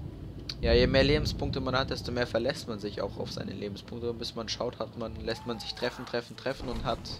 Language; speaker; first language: German; native; German